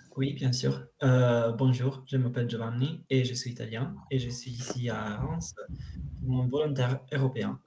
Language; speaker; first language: French; non-native, learner; Italian